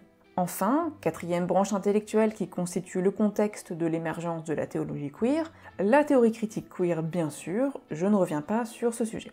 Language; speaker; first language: French; native; French